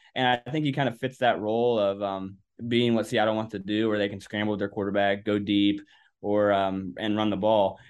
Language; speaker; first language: English; native; English